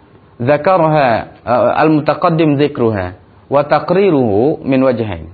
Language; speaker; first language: Arabic; non-native, fluent; Indonesian